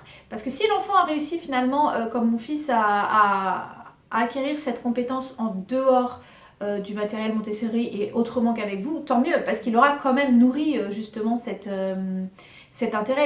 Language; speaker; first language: French; native; French